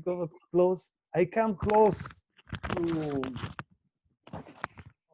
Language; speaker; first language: English; non-native, learner; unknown